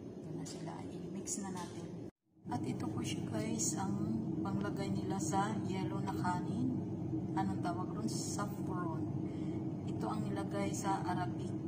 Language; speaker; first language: Filipino; non-native, local second language; Cebuano